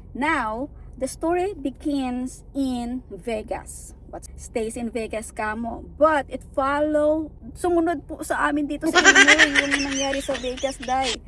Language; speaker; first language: Filipino; non-native, local second language; Hiligaynon